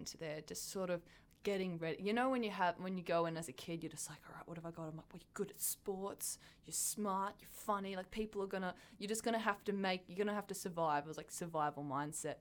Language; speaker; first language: English; native; English